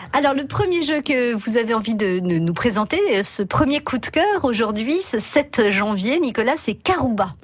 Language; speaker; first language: French; native; French